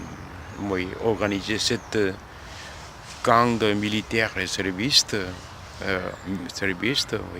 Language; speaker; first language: French; non-native, learner; Korean